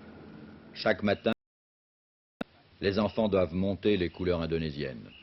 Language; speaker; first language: French; native; French